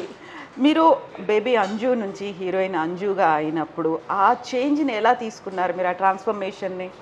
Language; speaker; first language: Telugu; native; Telugu